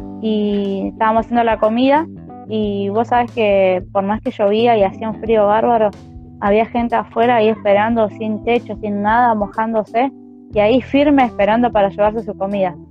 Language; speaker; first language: Spanish; native; Spanish